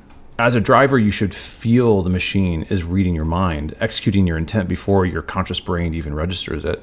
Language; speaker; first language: English; native; English